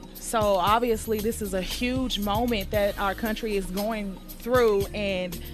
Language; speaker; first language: English; native; English